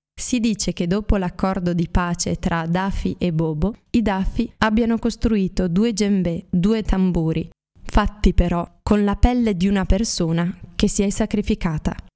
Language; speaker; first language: Italian; native; Italian